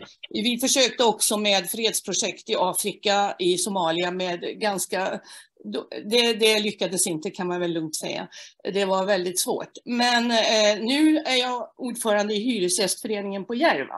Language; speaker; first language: Swedish; native; Swedish